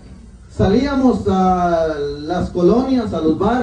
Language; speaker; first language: Spanish; native; Spanish